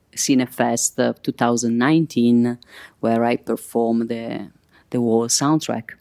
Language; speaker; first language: English; non-native, fluent; Italian